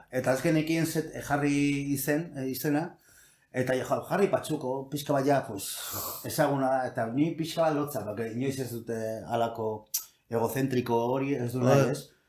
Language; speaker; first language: Basque; non-native, local second language; Spanish